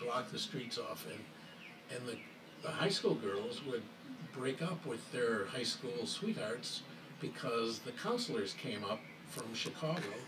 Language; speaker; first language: English; native; English